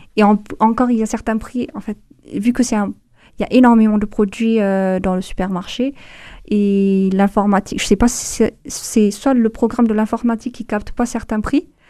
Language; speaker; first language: French; non-native, fluent; Amharic